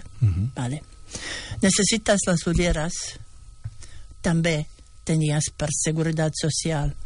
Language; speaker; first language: Catalan; non-native, fluent; Bosnian